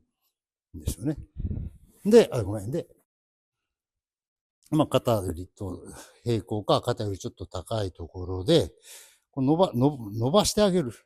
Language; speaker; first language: Japanese; native; Japanese